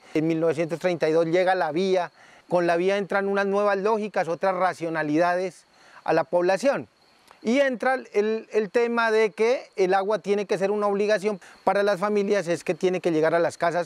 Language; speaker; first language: Spanish; native; Spanish